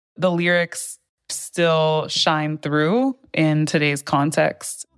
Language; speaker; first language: English; early bilingual, other home language; Spanish